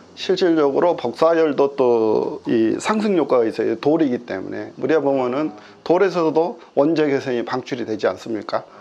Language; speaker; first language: Korean; native; Korean